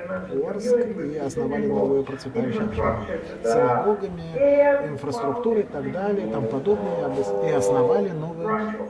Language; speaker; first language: Russian; non-native, local second language; Azerbaijani